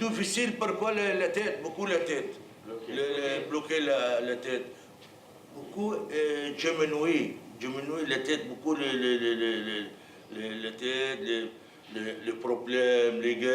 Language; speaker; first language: French; non-native, learner; Arabic